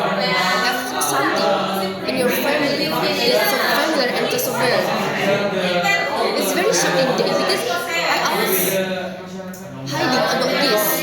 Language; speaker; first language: English; non-native, learner; Indonesian